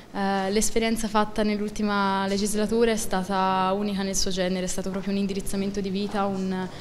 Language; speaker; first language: Italian; native; Italian